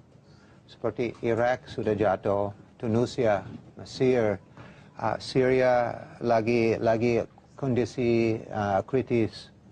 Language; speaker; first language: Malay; non-native, fluent; English